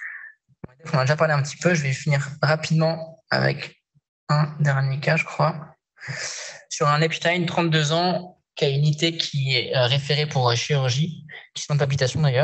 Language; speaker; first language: French; native; French